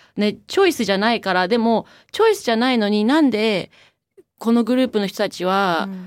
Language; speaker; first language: Japanese; native; Japanese